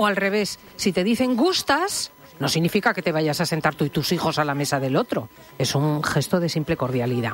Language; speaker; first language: Spanish; native; Spanish